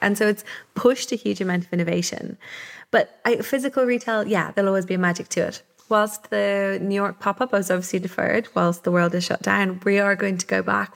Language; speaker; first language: English; native; English